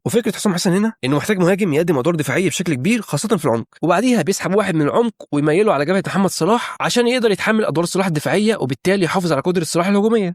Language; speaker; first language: Arabic; native; Arabic